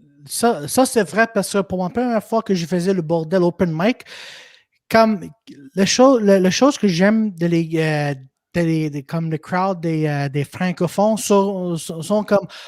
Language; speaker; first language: French; non-native, local second language; English